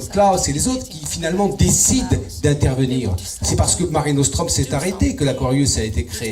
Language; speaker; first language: French; native; French